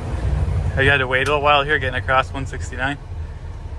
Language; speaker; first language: English; native; English